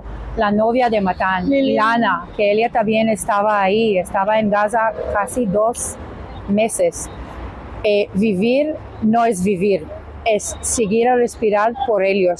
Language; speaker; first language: Spanish; non-native, learner; Hebrew